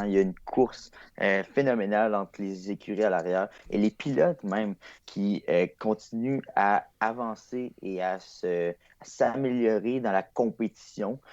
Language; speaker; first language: French; native; French